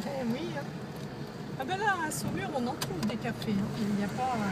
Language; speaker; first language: French; native; French